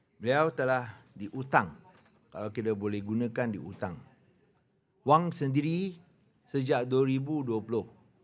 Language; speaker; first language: Malay; non-native, local second language; Chinese